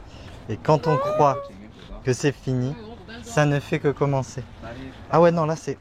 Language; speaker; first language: French; native; French